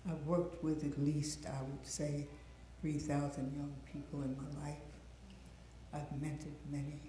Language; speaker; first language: English; native; English